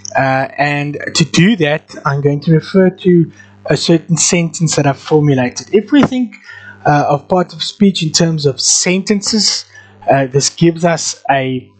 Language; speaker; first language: English; non-native, local second language; Afrikaans